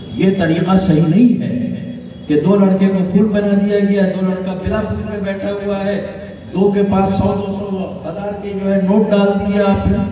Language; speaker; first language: Urdu; native; Urdu